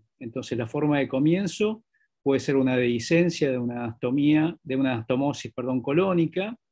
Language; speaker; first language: Spanish; native; Spanish